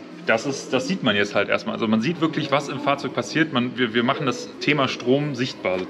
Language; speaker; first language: German; native; German